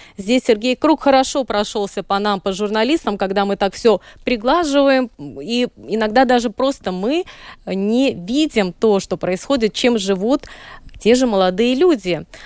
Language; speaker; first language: Russian; native; Russian